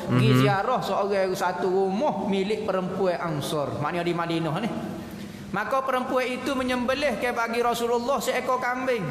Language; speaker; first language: Malay; native; Malay